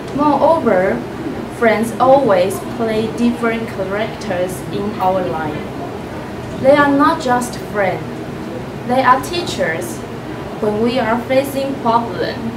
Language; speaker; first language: English; non-native, learner; Chinese